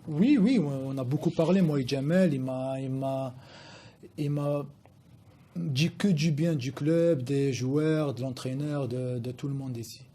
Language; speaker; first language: French; non-native, local second language; Arabic